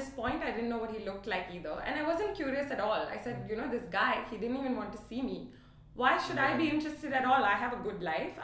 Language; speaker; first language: English; non-native, local second language; Hindi